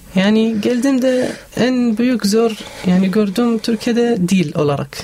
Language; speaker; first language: Turkish; non-native, learner; Arabic